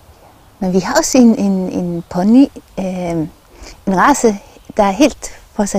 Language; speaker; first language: Danish; non-native, local second language; Faroese